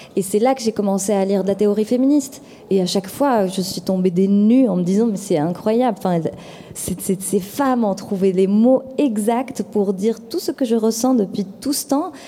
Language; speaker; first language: French; non-native, local second language; Arabic